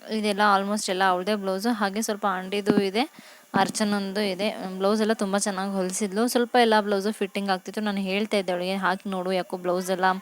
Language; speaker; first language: Kannada; non-native, local second language; Lambadi